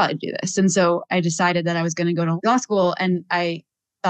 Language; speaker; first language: English; native; English